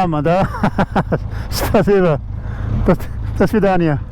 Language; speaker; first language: Russian; non-native, learner; Urdu